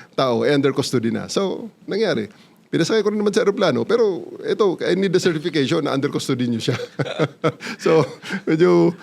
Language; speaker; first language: Filipino; non-native, local second language; Cebuano